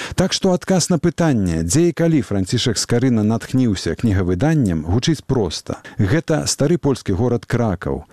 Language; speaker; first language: Belarusian; native; Belarusian